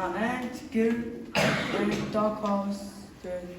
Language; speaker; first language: English; non-native, learner; Mongolian